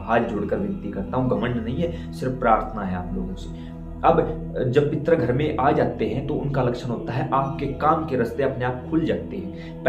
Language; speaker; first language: Hindi; native; Hindi